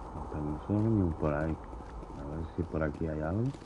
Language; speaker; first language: Spanish; non-native, fluent; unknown